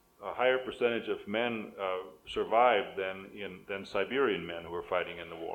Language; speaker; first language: English; native; English